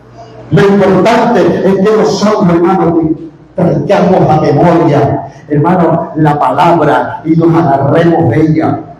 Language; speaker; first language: Spanish; native; Spanish